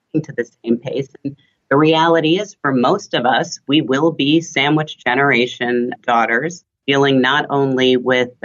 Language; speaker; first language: English; early bilingual, other home language; German